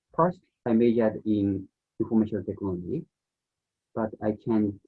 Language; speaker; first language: English; non-native, learner; Japanese